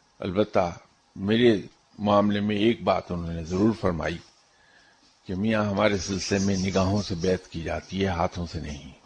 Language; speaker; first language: Urdu; non-native, local second language; Punjabi